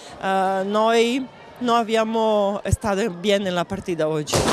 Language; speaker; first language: Italian; non-native, learner; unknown